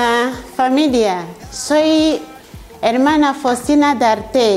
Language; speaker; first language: Spanish; non-native, fluent; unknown